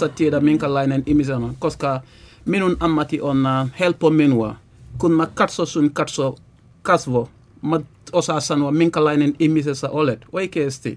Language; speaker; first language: Finnish; non-native, learner; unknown